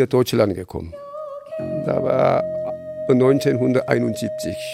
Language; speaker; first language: German; non-native, learner; Korean